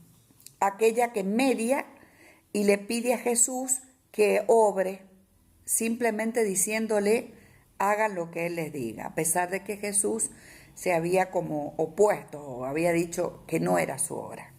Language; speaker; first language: Spanish; native; Spanish